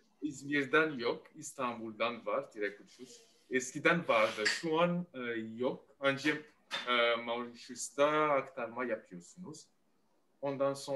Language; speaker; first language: Turkish; non-native, fluent; Malagasy